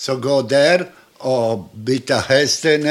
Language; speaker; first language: Swedish; non-native, learner; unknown